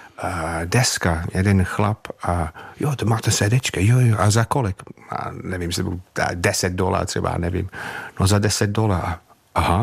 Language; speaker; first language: Czech; non-native, fluent; English